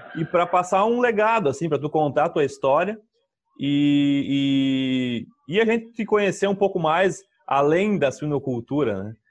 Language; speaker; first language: Portuguese; native; Portuguese